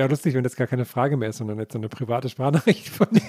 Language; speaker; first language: German; native; German